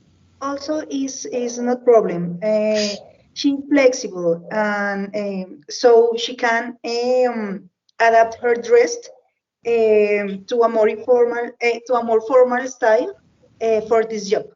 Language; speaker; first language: English; non-native, learner; Spanish